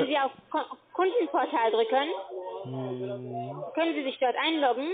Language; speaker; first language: German; non-native, fluent; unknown